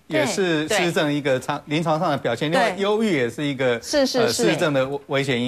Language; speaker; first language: Chinese; native; Chinese